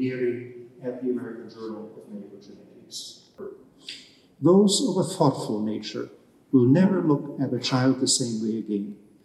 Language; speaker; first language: English; non-native, fluent; German